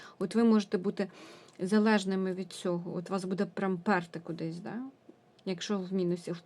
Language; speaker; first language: Ukrainian; non-native, local second language; Russian